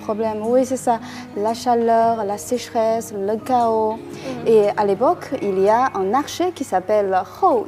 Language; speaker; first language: French; non-native, fluent; Chinese